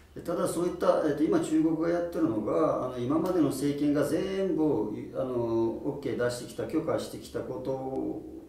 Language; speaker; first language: Japanese; non-native, fluent; Uyghur